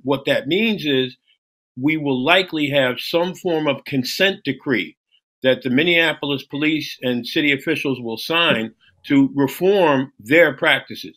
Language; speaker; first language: English; native; English